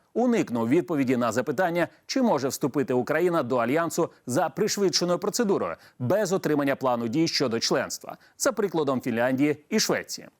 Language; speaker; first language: Ukrainian; native; Ukrainian